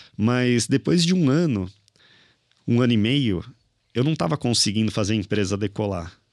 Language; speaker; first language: Portuguese; native; Portuguese